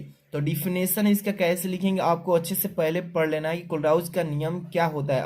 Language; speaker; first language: Hindi; native; Hindi